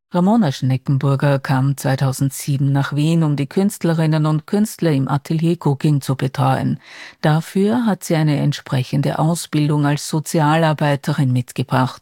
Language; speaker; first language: German; native; German